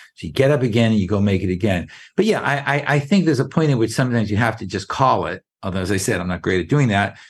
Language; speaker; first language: English; native; English